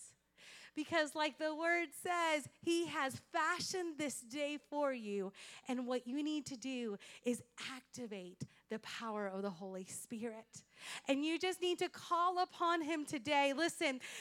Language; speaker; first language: English; non-native, fluent; Spanish